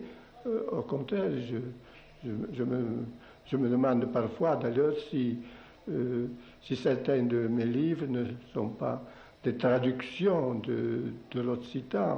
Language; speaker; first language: French; non-native, local second language; Occitan